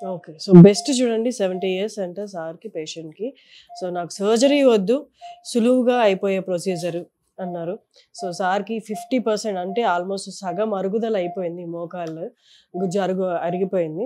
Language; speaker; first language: Telugu; native; Telugu